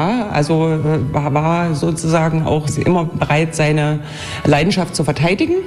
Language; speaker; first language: German; native; German